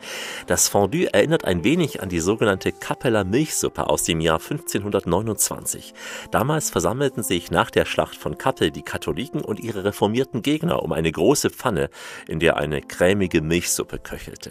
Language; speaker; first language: German; native; German